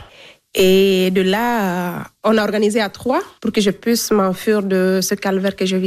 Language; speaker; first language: French; non-native, local second language; Fula